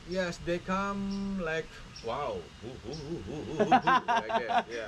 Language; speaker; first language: English; non-native, learner; Indonesian